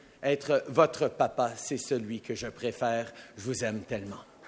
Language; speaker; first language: French; native; French